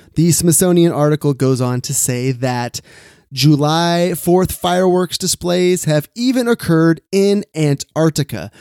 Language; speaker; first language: English; native; English